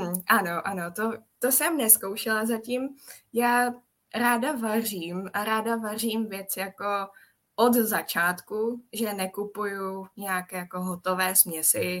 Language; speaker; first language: Czech; non-native, fluent; Japanese